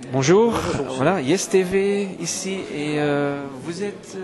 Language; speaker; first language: French; non-native, local second language; Dutch